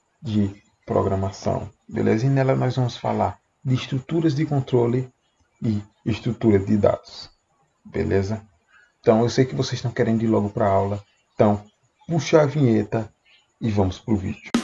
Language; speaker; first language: Portuguese; native; Portuguese